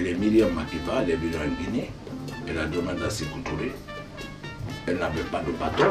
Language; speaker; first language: French; non-native, local second language; Mandingo